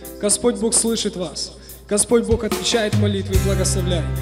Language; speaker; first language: Russian; early bilingual, heritage; Russian